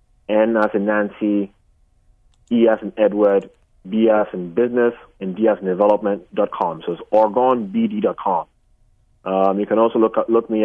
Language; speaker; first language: English; non-native, local second language; Akan